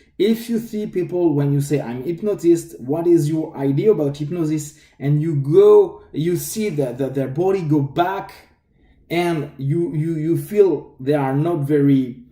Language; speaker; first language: English; non-native, fluent; French